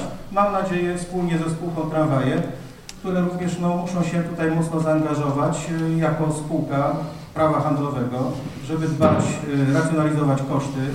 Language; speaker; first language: Polish; native; Polish